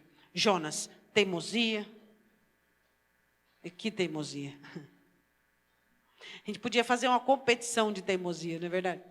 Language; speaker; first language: Portuguese; native; Portuguese